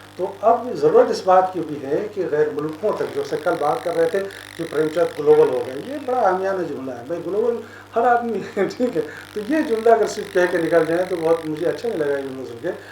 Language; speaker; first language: Urdu; native; Urdu